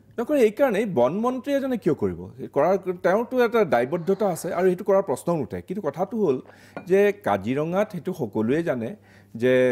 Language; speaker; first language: Assamese; native; Assamese